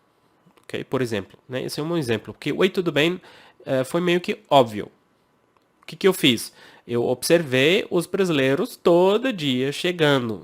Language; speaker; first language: Portuguese; non-native, fluent; English